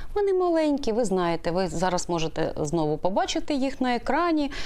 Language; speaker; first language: Ukrainian; native; Ukrainian